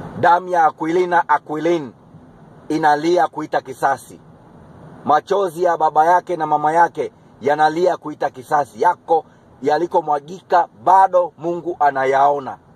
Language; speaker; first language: Swahili; native; Swahili